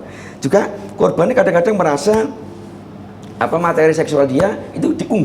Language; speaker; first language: Indonesian; native; Indonesian